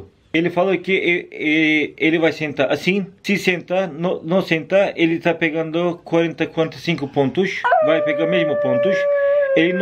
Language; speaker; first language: Portuguese; non-native, learner; Turkish